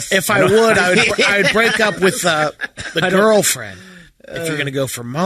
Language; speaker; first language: English; native; English